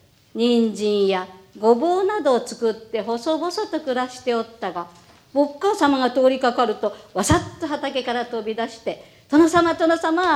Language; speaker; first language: Japanese; native; Japanese